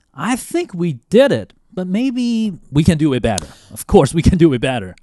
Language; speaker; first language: English; non-native, fluent; Chinese